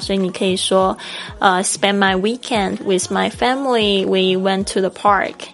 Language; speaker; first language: English; non-native, fluent; Chinese